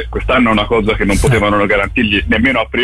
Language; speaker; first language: Italian; native; Italian